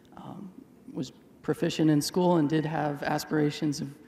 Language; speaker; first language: English; native; English